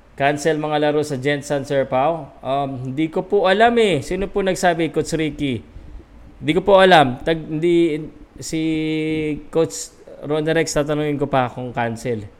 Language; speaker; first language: Filipino; native; Filipino